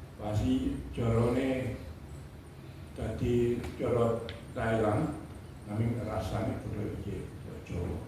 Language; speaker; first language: Javanese; early bilingual, heritage; Javanese